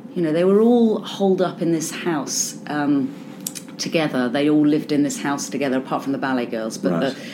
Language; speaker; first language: English; native; English